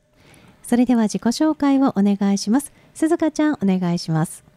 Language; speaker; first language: Japanese; native; Japanese